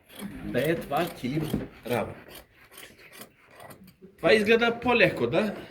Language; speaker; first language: Bulgarian; non-native, learner; Serbian